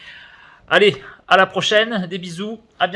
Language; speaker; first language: French; native; French